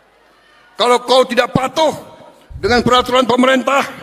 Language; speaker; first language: Indonesian; native; Indonesian